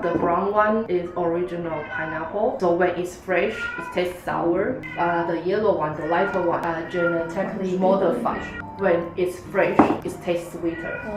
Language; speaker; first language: English; non-native, fluent; Chinese